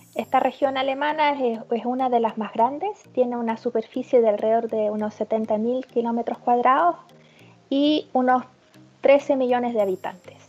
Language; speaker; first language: Spanish; early bilingual, heritage; German